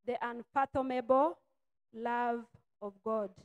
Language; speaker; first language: English; non-native, local second language; Swahili